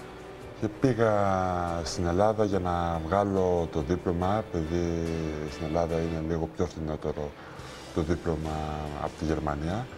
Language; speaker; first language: Greek; early bilingual, heritage; Greek